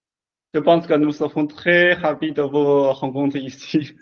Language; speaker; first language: French; non-native, learner; Chinese